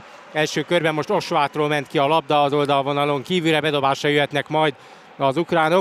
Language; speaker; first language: Hungarian; native; Hungarian